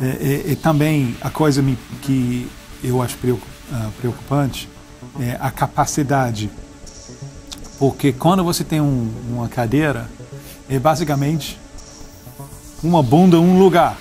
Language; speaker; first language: Portuguese; non-native, fluent; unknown